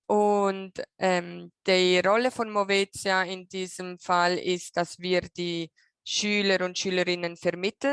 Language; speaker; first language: German; non-native, local second language; Italian